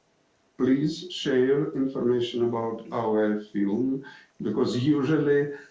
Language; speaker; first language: English; non-native, fluent; Ukrainian